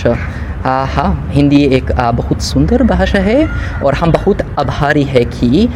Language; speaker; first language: Hindi; non-native, learner; English